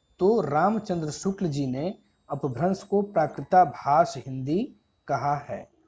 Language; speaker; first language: Hindi; native; Hindi